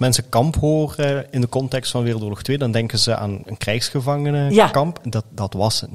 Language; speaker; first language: Dutch; native; Dutch